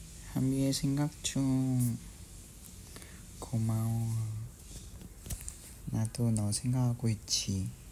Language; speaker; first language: Korean; non-native, fluent; Vietnamese